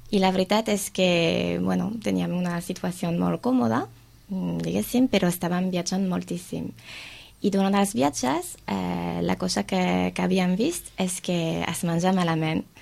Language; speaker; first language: Catalan; non-native, fluent; French